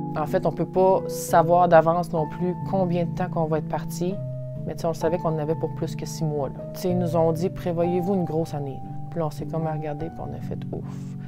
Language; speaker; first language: French; native; French